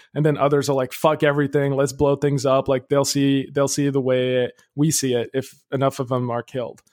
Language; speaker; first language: English; early bilingual, other home language; Arabic